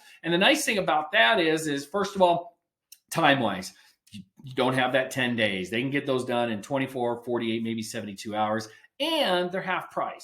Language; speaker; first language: English; native; English